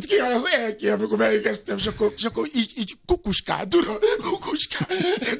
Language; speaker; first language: Hungarian; non-native, fluent; Yoruba